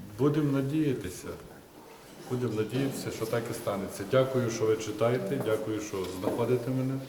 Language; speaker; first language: Ukrainian; native; Ukrainian